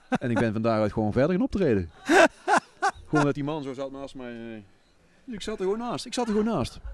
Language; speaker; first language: Dutch; native; Dutch